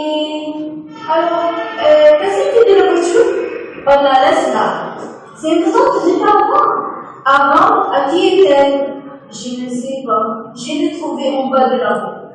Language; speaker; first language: French; non-native, learner; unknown